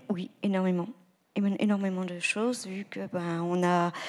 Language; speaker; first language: French; native; French